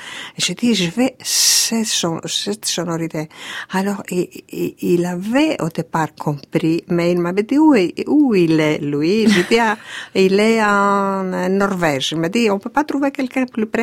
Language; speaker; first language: French; non-native, fluent; Greek